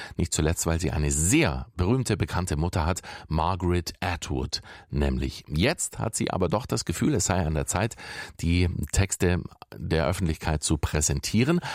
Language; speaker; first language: German; native; German